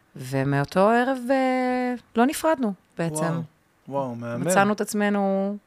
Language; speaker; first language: Hebrew; early bilingual, other home language; Russian